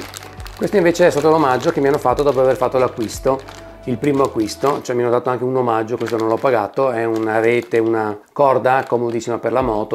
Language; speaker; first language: Italian; native; Italian